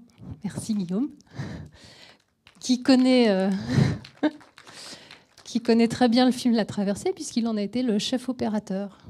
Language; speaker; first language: French; native; French